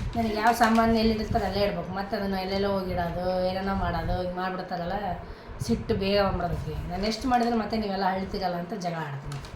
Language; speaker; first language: Kannada; native; Kannada